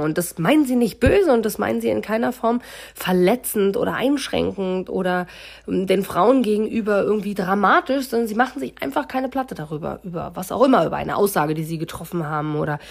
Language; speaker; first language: German; native; German